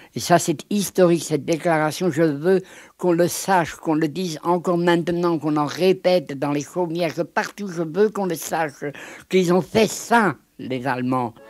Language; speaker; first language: French; native; French